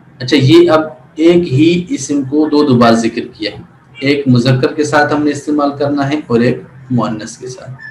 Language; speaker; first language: Urdu; native; Urdu